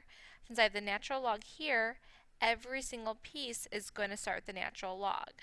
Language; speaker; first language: English; native; English